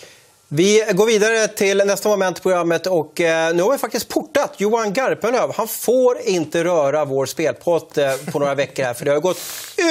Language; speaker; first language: Swedish; native; Swedish